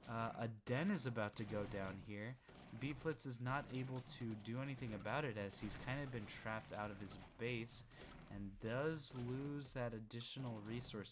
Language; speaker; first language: English; native; English